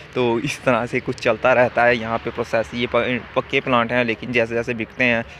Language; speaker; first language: Hindi; native; Hindi